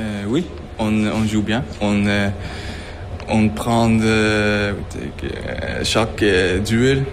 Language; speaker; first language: French; non-native, learner; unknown